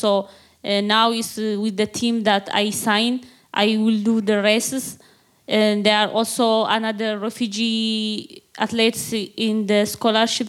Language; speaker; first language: English; non-native, learner; Tigrinya